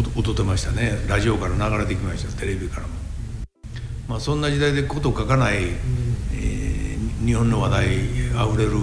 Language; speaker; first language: Japanese; native; Japanese